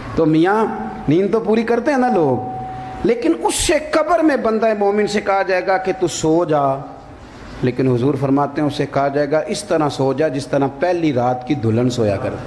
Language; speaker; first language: Urdu; non-native, local second language; Punjabi